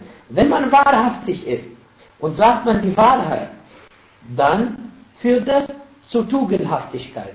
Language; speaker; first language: German; non-native, fluent; Arabic